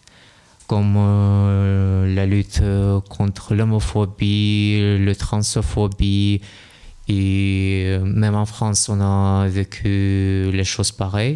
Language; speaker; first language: French; non-native, learner; Russian